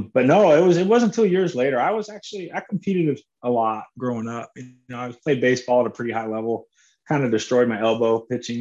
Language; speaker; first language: English; native; English